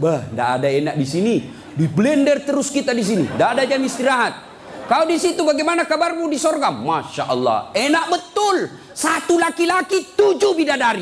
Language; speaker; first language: Indonesian; native; Indonesian